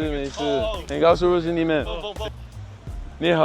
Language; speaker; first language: Chinese; non-native, learner; English